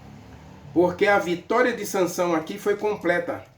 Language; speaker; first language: Portuguese; native; Portuguese